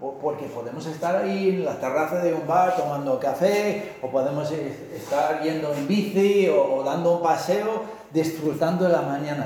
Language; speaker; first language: Spanish; non-native, fluent; English